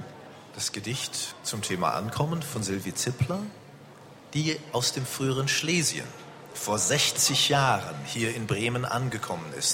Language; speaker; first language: German; native; German